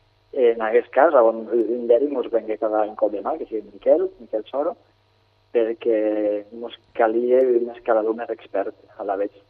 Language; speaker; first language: Catalan; native; Catalan